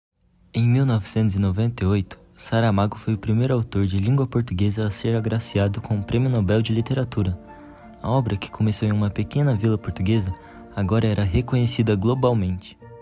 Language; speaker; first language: Portuguese; native; Portuguese